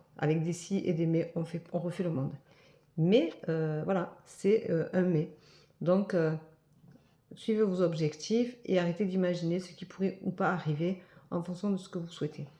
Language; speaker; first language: French; native; French